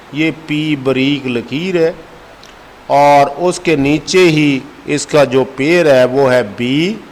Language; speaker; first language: Urdu; non-native, local second language; Punjabi